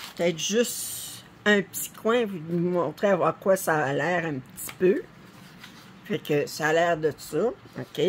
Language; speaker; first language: French; native; French